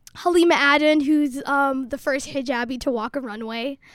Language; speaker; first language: English; early bilingual, other home language; Somali